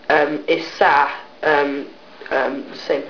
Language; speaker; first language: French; non-native, learner; English